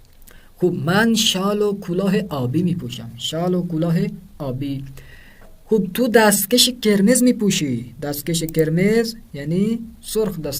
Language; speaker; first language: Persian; non-native, fluent; Urdu